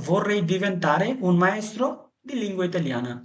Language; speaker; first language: Italian; non-native, fluent; Bangla